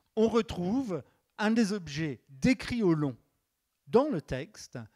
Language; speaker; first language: French; native; French